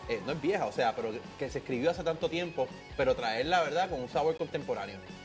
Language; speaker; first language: Spanish; native; Spanish